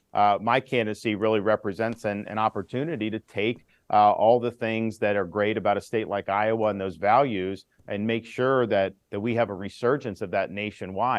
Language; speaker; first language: English; native; English